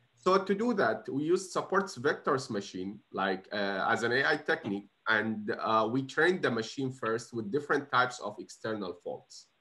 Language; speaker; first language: English; non-native, fluent; Arabic